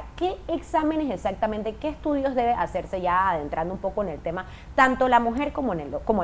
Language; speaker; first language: Spanish; native; Spanish